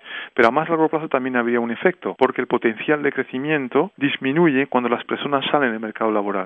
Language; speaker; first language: Spanish; native; Spanish